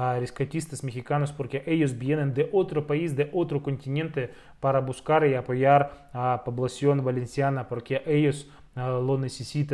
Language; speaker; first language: Spanish; non-native, fluent; Russian